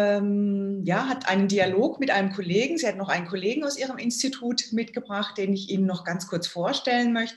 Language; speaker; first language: German; native; German